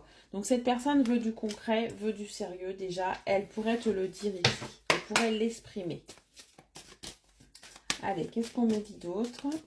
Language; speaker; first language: French; native; French